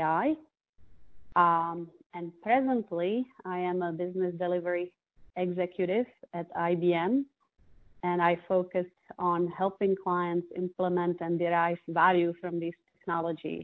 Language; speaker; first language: English; non-native, fluent; Czech